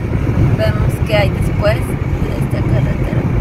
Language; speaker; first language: Spanish; non-native, fluent; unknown